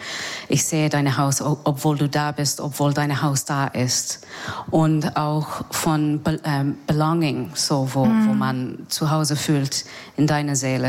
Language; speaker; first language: German; non-native, fluent; English